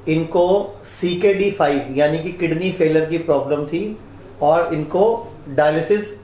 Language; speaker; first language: Hindi; non-native, local second language; Punjabi